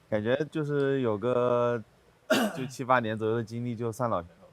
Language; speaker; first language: Chinese; native; Chinese